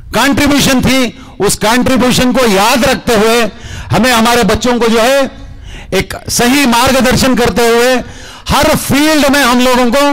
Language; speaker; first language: Hindi; non-native, local second language; Kannada